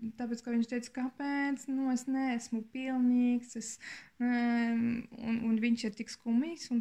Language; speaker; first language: Latvian; non-native, learner; German